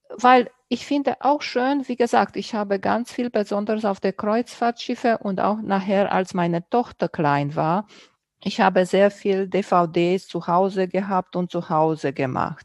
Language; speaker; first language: German; non-native, fluent; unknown